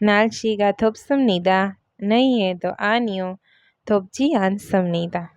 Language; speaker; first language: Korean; non-native, fluent; Hindi